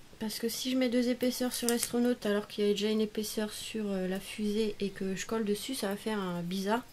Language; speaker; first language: French; native; French